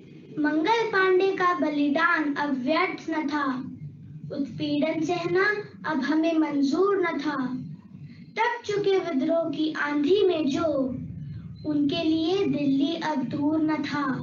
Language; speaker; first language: Hindi; native; Hindi